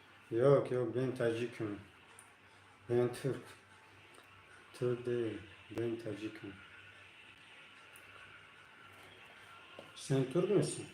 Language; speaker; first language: Turkish; non-native, learner; Tajik